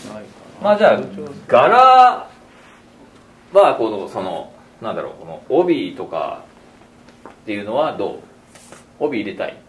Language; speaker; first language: Japanese; native; Japanese